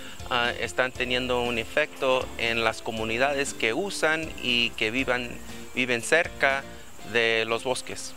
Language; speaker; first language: Spanish; early bilingual, heritage; Spanish